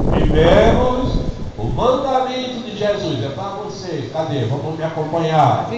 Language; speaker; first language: Portuguese; native; Portuguese